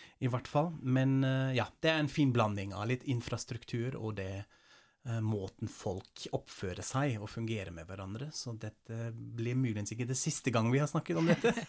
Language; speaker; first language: Norwegian; non-native, fluent; German